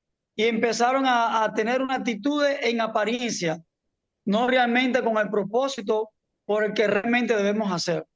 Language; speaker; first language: Spanish; native; Spanish